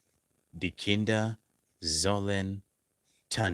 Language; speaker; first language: German; non-native, fluent; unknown